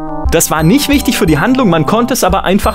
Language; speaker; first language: German; native; German